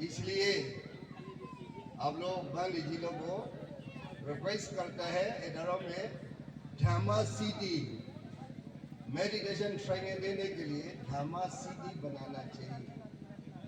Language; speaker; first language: Hindi; non-native, fluent; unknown